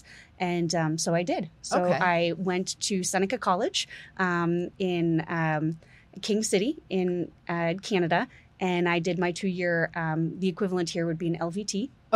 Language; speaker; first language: English; native; English